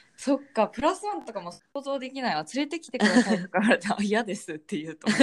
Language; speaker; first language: Japanese; native; Japanese